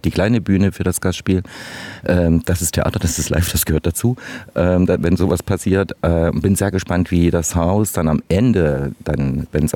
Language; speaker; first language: German; native; German